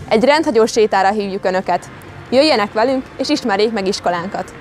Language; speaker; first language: Hungarian; native; Hungarian